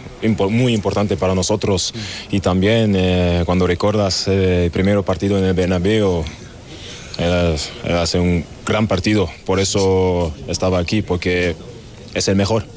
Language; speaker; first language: Spanish; non-native, learner; German